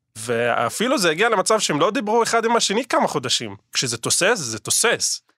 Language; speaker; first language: Hebrew; non-native, local second language; Arabic